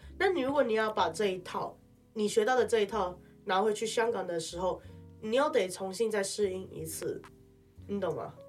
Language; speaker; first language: Chinese; non-native, local second language; Cantonese